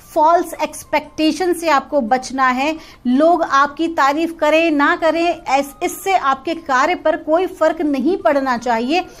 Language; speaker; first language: Hindi; native; Hindi